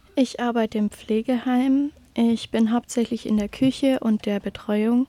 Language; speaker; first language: German; native; German